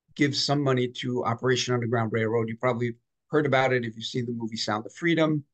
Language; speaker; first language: English; native; English